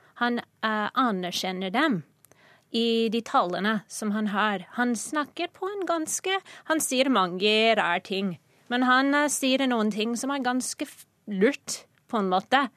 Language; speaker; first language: Norwegian; non-native, fluent; English